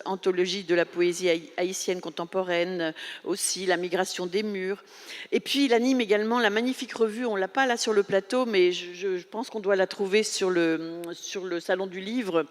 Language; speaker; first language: French; native; French